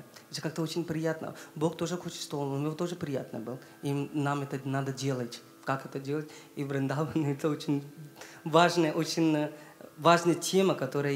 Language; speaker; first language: Russian; non-native, learner; Hindi